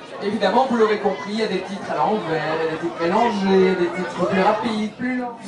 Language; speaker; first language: French; native; French